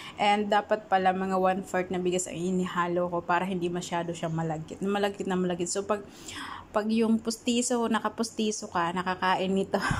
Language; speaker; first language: Filipino; non-native, local second language; Bikol